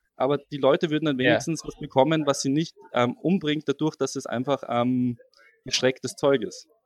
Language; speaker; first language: German; native; German